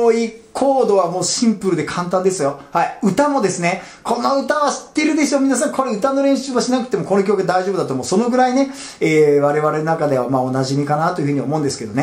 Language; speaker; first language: Japanese; native; Japanese